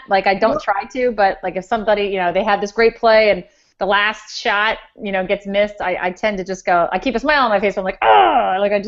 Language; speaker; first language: English; native; English